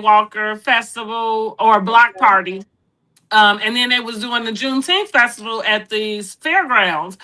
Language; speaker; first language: English; native; English